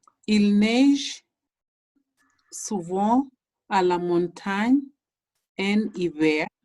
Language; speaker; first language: French; non-native, learner; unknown